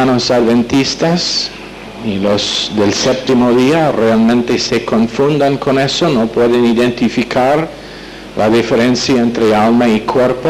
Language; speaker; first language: Spanish; non-native, fluent; English